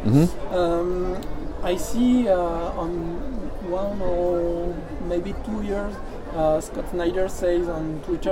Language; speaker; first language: English; non-native, learner; French